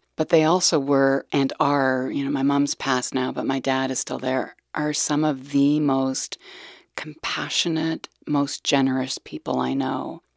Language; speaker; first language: English; native; English